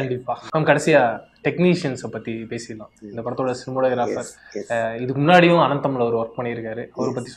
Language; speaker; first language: Tamil; native; Tamil